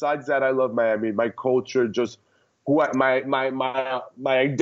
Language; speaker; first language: English; early bilingual, other home language; Spanish